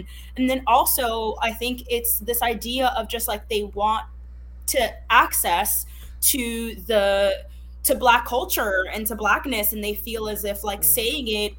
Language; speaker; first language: English; non-native, fluent; Haitian Creole